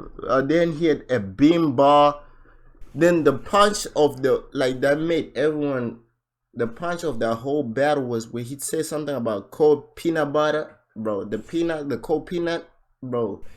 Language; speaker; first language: English; native; English